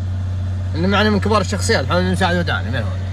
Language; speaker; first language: Arabic; native; Arabic